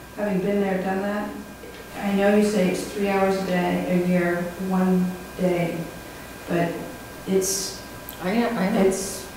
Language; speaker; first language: English; native; English